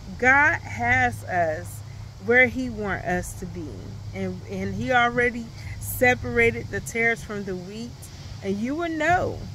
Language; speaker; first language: English; native; English